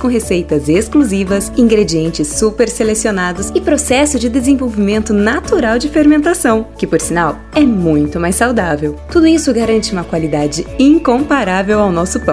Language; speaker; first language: Portuguese; native; Portuguese